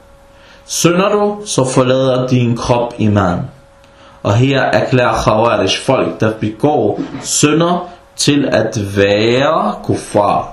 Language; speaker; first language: Danish; non-native, fluent; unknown